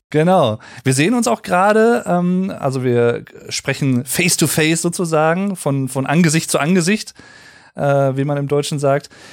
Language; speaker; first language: German; native; German